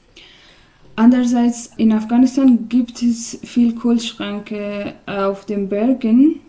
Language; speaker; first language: German; non-native, learner; Persian